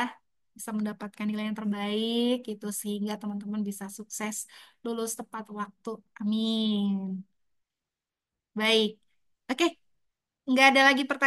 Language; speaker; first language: Indonesian; native; Indonesian